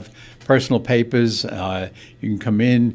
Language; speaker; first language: English; native; English